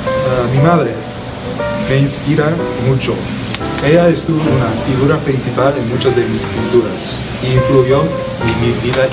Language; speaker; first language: Spanish; non-native, learner; English